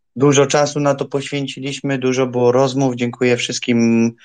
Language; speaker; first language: Polish; native; Polish